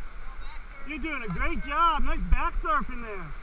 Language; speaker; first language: English; native; English